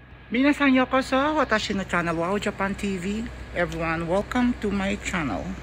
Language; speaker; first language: English; non-native, local second language; Filipino